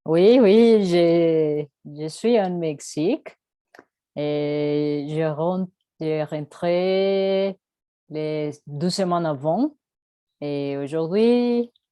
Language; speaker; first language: French; non-native, learner; Spanish